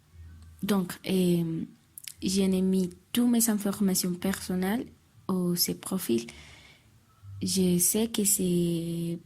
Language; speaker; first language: French; non-native, learner; Spanish